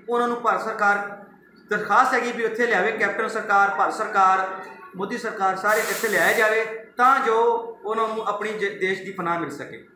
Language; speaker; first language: Punjabi; early bilingual, other home language; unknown